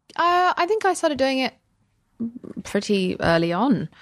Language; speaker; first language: English; native; English